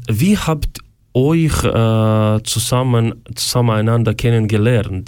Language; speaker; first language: German; non-native, learner; Ukrainian